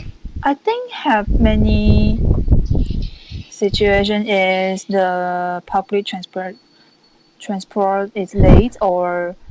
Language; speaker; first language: English; non-native, learner; Chinese